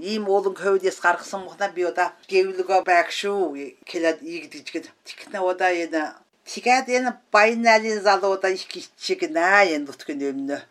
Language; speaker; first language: Mongolian; native; Mongolian